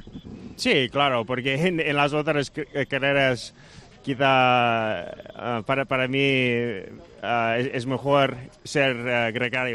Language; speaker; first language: Spanish; non-native, fluent; Dutch